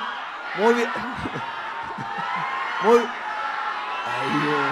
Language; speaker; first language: Telugu; non-native, learner; Tamil